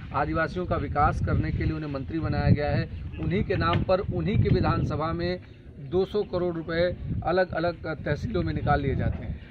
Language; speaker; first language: Hindi; non-native, local second language; Marathi